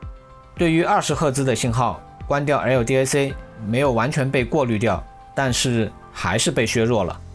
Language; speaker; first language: Chinese; native; Chinese